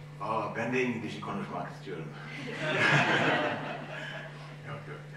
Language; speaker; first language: Turkish; non-native, learner; English